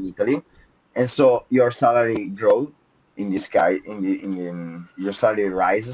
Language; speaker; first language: English; non-native, fluent; Italian